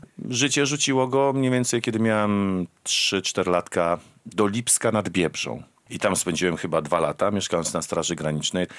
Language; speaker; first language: Polish; native; Polish